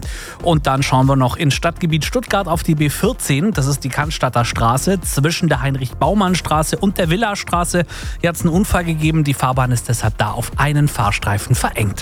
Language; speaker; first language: German; native; German